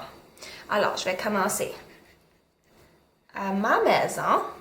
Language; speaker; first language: French; non-native, local second language; English